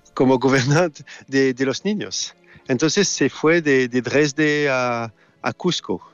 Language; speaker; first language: Spanish; non-native, learner; French